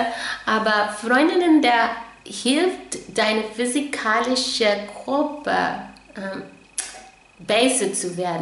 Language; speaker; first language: German; non-native, fluent; English